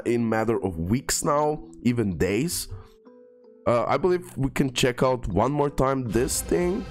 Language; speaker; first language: English; non-native, fluent; Croatian